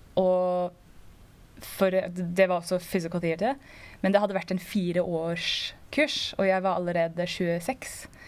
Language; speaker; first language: Norwegian; non-native, fluent; English